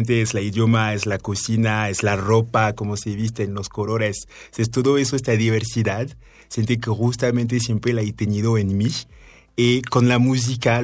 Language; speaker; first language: Spanish; non-native, fluent; French